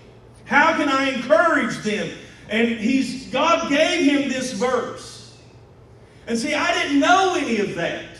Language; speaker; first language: English; native; English